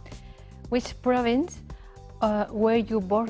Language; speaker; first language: English; non-native, learner; Spanish